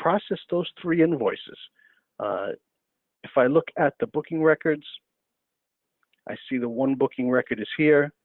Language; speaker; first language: English; native; English